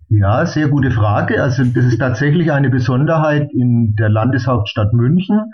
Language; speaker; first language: German; native; German